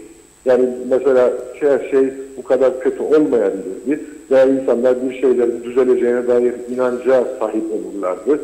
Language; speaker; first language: Turkish; native; Turkish